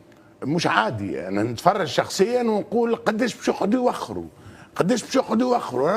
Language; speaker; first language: Arabic; native; Arabic